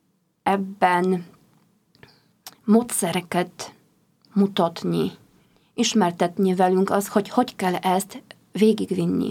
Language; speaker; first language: Hungarian; non-native, fluent; Polish